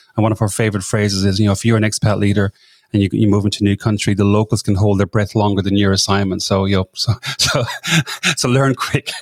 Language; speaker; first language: English; native; English